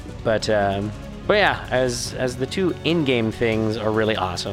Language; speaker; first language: English; native; English